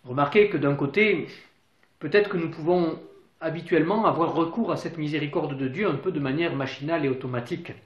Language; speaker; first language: French; native; French